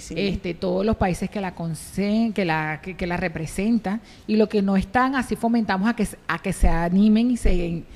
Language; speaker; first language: Spanish; native; Spanish